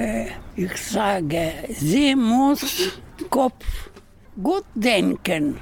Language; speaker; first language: German; non-native, learner; Russian